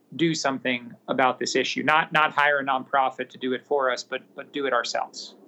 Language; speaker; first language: English; native; English